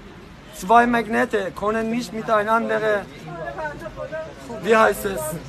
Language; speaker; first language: German; non-native, learner; Persian